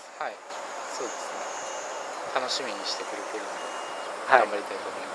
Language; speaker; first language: Japanese; native; Japanese